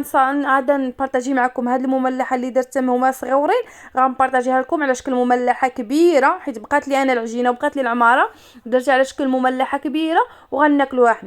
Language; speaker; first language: Arabic; native; Arabic